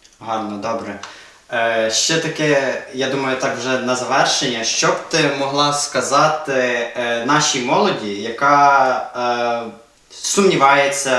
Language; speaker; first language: Ukrainian; native; Ukrainian